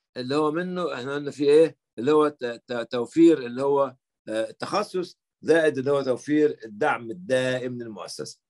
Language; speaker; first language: Arabic; native; Arabic